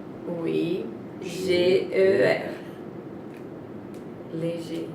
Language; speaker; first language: French; non-native, fluent; Portuguese